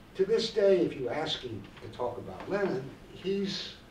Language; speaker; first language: English; native; English